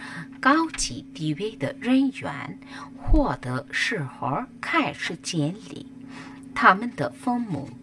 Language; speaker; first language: Chinese; non-native, learner; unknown